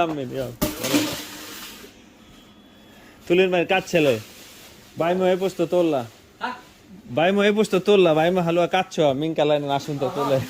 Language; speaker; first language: Finnish; non-native, learner; Bangla